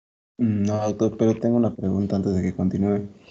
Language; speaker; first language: Spanish; native; Spanish